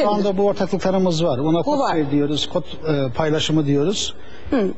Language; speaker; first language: Turkish; native; Turkish